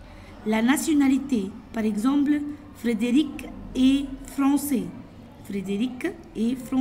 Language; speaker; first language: French; non-native, fluent; Arabic